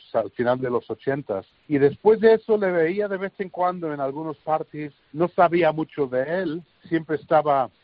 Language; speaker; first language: Spanish; early bilingual, heritage; English